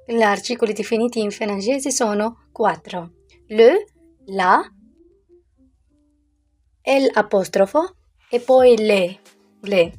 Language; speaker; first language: Italian; non-native, learner; Arabic